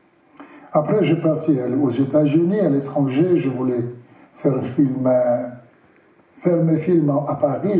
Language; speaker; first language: French; non-native, learner; Russian